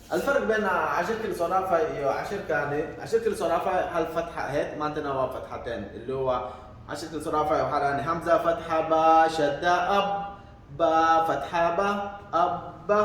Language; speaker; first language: Arabic; non-native, local second language; Somali